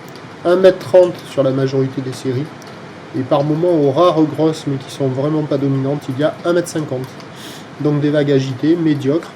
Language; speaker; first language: French; native; French